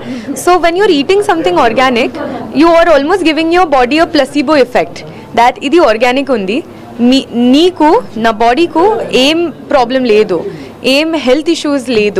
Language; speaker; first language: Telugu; non-native, learner; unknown